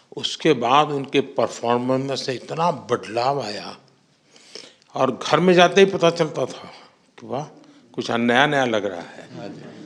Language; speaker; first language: Hindi; non-native, local second language; Gujarati